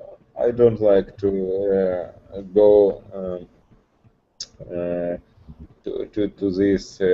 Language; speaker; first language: English; non-native, learner; Russian